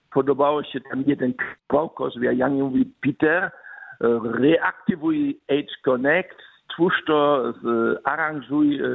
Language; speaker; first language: Polish; early bilingual, other home language; German